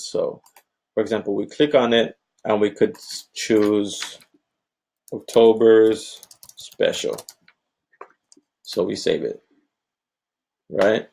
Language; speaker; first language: English; native; English